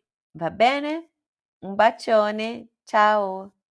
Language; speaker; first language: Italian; non-native, fluent; Portuguese